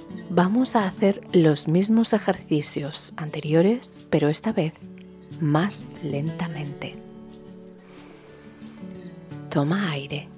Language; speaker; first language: Spanish; native; Spanish